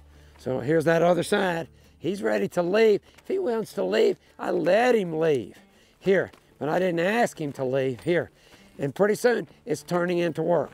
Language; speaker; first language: English; native; English